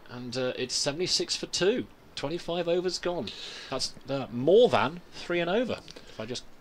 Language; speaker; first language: English; native; English